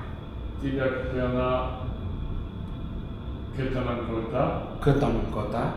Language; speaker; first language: Indonesian; non-native, learner; English